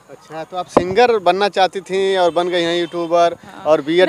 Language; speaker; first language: Hindi; native; Hindi